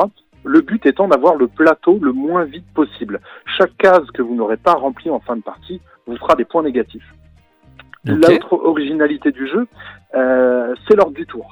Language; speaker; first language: French; native; French